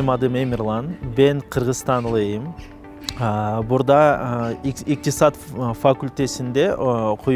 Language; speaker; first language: Turkish; non-native, learner; Kyrgyz